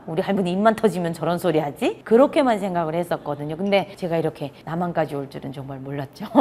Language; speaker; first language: Korean; native; Korean